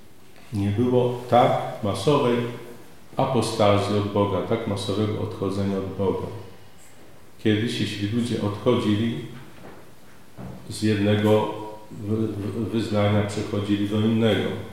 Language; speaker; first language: Polish; native; Polish